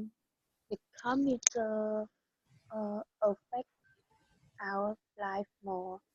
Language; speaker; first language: English; non-native, learner; Vietnamese